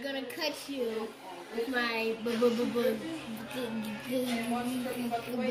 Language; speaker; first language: English; native; English